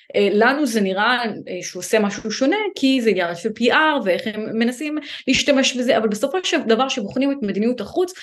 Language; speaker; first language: Hebrew; early bilingual, other home language; Hindi